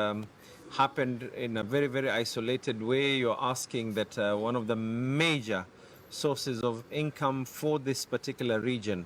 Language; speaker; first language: English; non-native, local second language; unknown